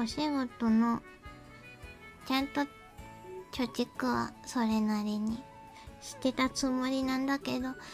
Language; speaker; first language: Japanese; native; Japanese